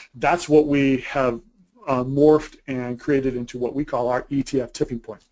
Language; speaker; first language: English; native; English